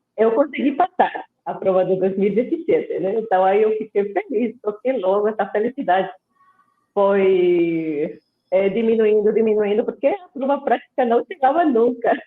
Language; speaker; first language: Portuguese; non-native, fluent; Spanish